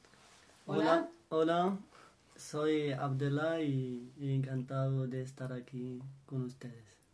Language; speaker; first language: Spanish; non-native, fluent; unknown